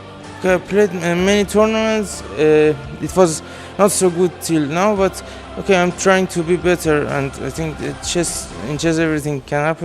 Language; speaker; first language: English; non-native, fluent; Persian